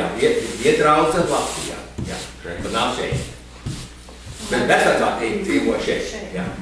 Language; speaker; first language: Latvian; early bilingual, heritage; Latvian